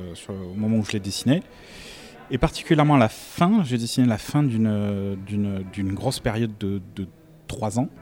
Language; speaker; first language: French; native; French